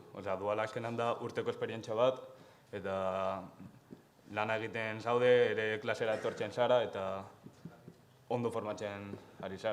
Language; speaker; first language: Basque; non-native, local second language; Spanish